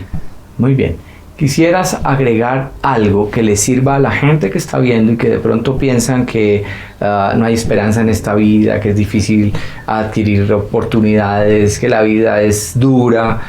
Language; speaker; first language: Spanish; native; Spanish